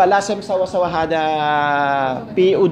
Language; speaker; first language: Arabic; non-native, learner; Filipino